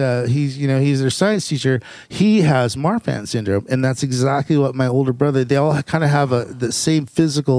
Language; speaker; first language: English; native; English